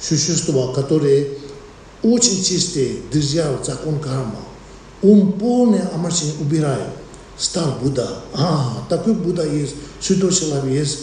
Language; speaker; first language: Russian; non-native, learner; Tibetan